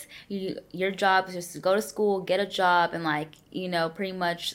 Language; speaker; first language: English; early bilingual, other home language; Spanish